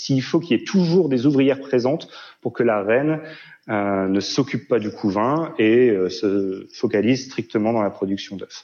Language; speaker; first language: French; native; French